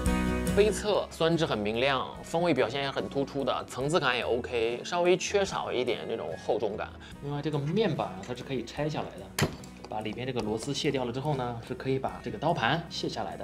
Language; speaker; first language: Chinese; native; Chinese